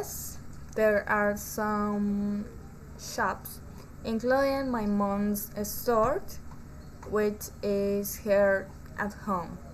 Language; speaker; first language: English; non-native, learner; Spanish